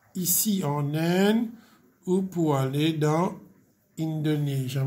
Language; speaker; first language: French; non-native, local second language; Morisyen